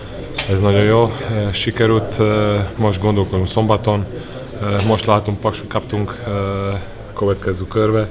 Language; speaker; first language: Hungarian; non-native, learner; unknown